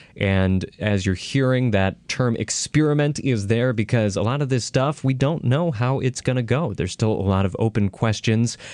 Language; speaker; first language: English; native; English